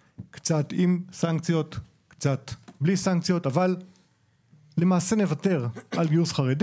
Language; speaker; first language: Hebrew; native; Hebrew